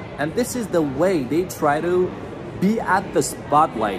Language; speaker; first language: English; non-native, fluent; Persian